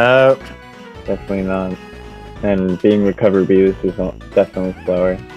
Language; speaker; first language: English; native; English